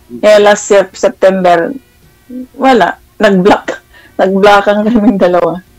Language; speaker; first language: Filipino; non-native, local second language; Iloko